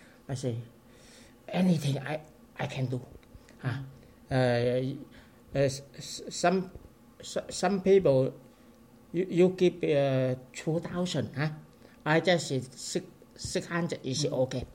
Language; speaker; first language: English; non-native, learner; Cantonese